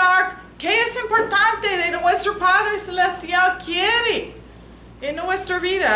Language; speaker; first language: Spanish; non-native, learner; English